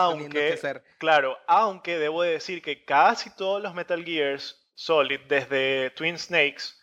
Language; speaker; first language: Spanish; native; Spanish